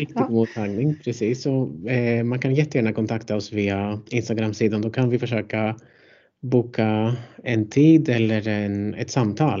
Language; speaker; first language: Swedish; non-native, fluent; Greek